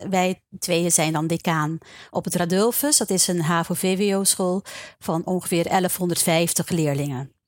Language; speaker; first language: Dutch; non-native, local second language; Papiamento